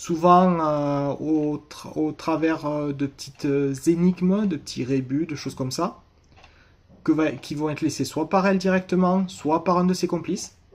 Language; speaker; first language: French; native; French